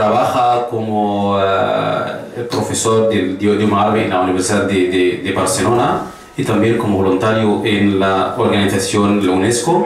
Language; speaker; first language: Spanish; non-native, fluent; Arabic